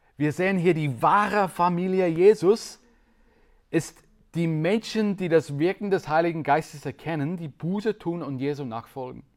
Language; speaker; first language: German; non-native, fluent; English